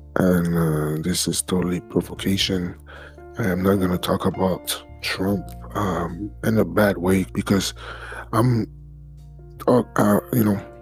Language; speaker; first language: English; non-native, fluent; French